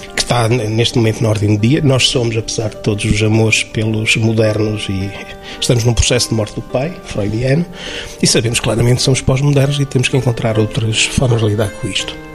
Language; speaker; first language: Portuguese; native; Portuguese